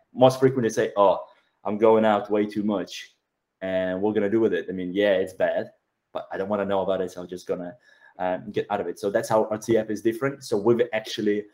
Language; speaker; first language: English; non-native, fluent; Russian